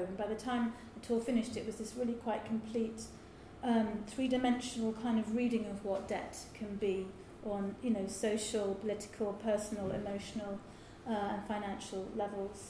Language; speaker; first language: English; native; English